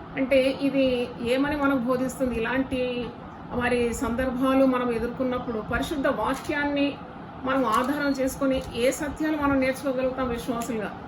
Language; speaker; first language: Telugu; non-native, local second language; Malayalam